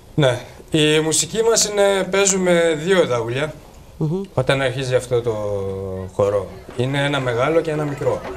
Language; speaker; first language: Greek; non-native, fluent; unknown